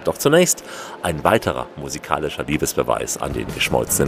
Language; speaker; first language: German; native; German